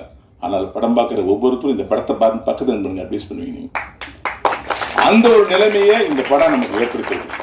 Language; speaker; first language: Tamil; native; Tamil